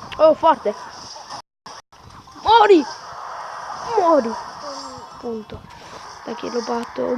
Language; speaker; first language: Italian; native; Italian